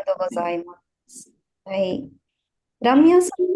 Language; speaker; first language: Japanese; non-native, fluent; Tamil